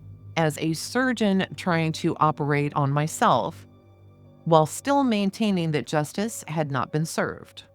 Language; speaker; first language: English; native; English